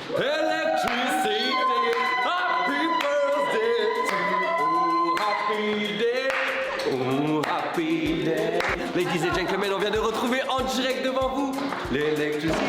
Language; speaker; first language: French; native; French